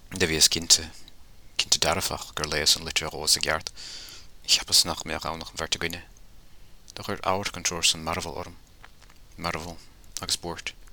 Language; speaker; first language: Irish; native; Irish